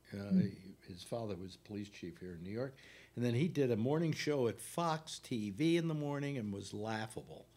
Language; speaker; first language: English; native; English